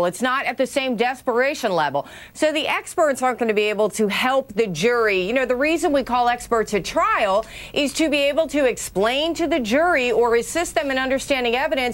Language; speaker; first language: English; native; English